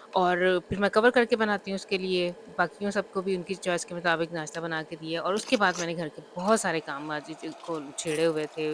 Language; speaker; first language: Urdu; non-native, local second language; Punjabi